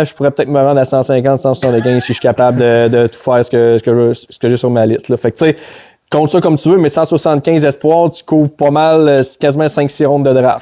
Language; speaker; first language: French; native; French